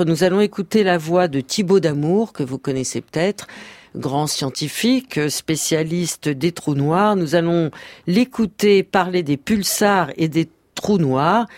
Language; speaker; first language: French; native; French